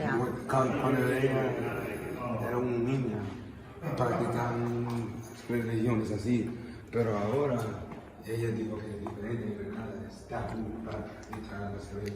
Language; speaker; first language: Spanish; non-native, learner; English